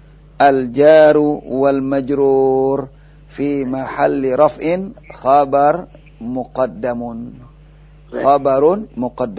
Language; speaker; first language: Arabic; non-native, fluent; Indonesian